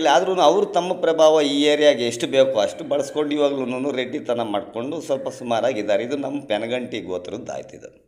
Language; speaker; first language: Kannada; non-native, local second language; Telugu